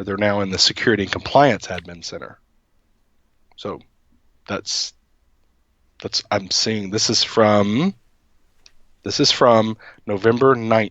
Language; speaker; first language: English; native; English